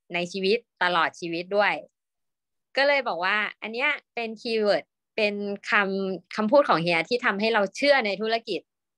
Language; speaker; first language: Thai; native; Thai